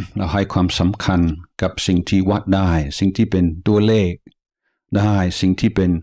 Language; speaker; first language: Thai; non-native, fluent; English